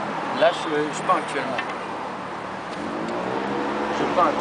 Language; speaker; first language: French; native; French